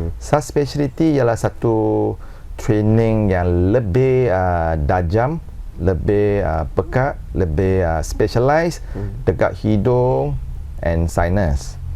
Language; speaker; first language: Malay; non-native, local second language; Chinese